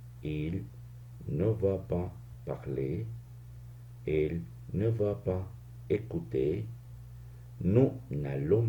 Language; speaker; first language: French; non-native, fluent; Spanish